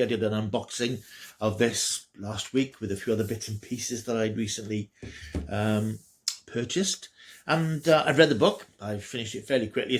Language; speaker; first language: English; native; English